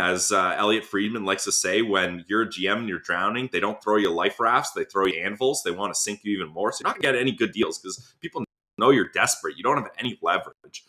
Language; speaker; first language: English; native; English